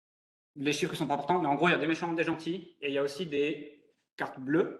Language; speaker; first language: French; native; French